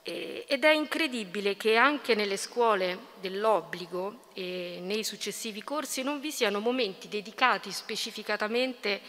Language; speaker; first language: Italian; native; Italian